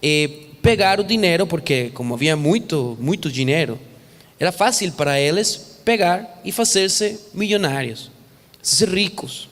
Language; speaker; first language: Portuguese; non-native, fluent; Spanish